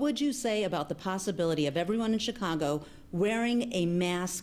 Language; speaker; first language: English; native; English